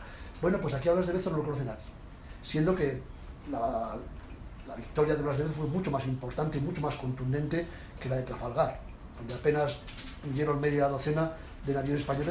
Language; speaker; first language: Spanish; native; Spanish